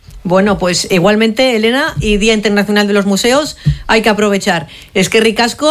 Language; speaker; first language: Spanish; native; Spanish